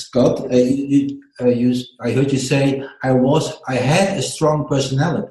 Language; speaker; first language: English; non-native, fluent; Dutch